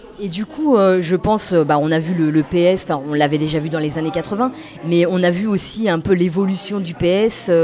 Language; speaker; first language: French; native; French